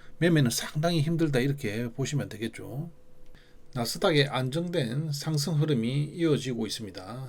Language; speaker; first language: Korean; native; Korean